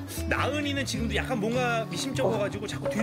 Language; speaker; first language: Korean; native; Korean